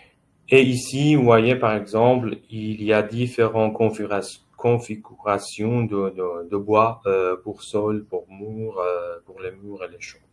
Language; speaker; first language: French; non-native, fluent; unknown